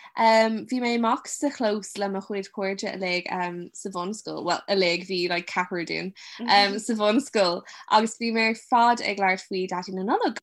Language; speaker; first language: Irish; non-native, local second language; English